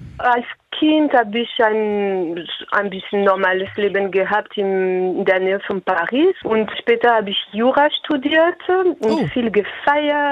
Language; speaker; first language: German; non-native, fluent; French